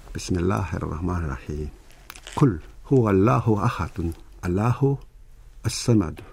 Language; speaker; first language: Arabic; non-native, learner; Korean